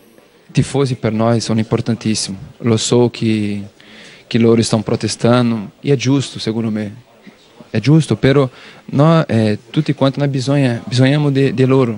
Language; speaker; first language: Italian; non-native, learner; Portuguese